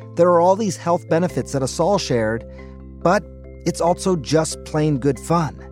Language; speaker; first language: English; non-native, fluent; Persian